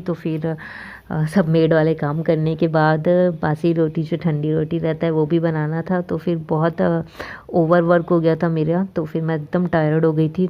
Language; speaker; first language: Hindi; native; Hindi